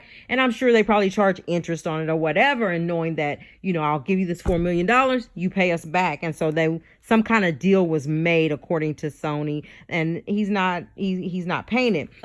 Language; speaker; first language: English; native; English